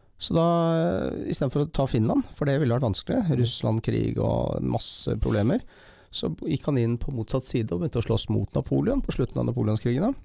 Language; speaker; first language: Norwegian; native; Norwegian